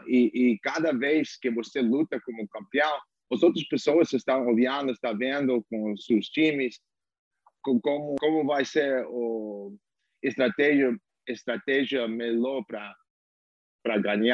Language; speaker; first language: Portuguese; non-native, learner; English